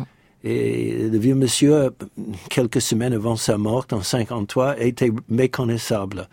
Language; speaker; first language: French; non-native, fluent; English